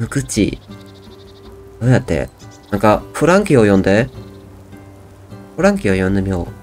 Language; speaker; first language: Japanese; non-native, learner; German